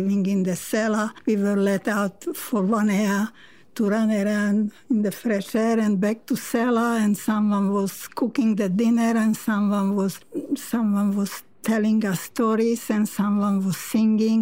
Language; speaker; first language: English; non-native, fluent; Slovak